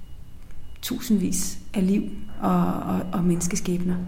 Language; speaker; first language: Danish; native; Danish